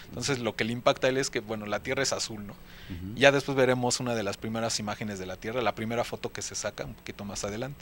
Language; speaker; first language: Spanish; native; Spanish